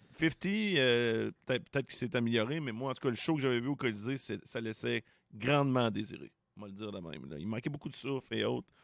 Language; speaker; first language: French; native; French